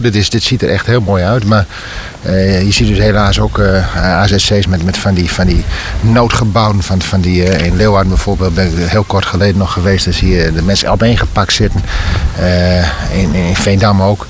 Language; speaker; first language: Dutch; native; Dutch